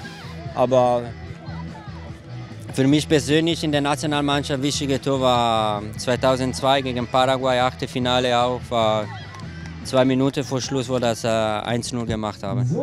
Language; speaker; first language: German; non-native, local second language; Italian